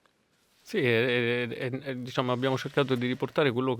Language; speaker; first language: Italian; native; Italian